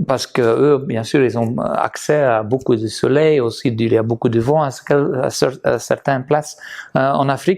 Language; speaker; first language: French; non-native, fluent; Dutch